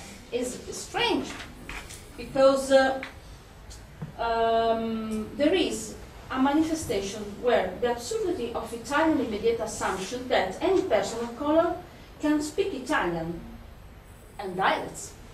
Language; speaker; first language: English; non-native, fluent; Italian